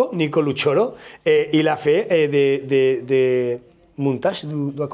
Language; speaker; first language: French; non-native, learner; Spanish